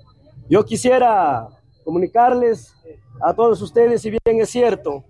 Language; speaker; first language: Spanish; native; Spanish